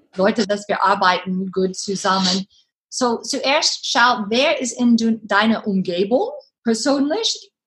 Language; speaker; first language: German; non-native, learner; English